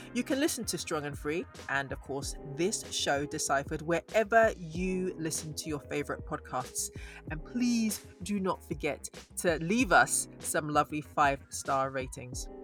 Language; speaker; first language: English; native; English